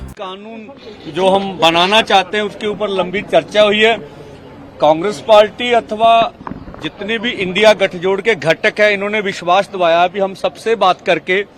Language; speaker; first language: Hindi; non-native, local second language; Punjabi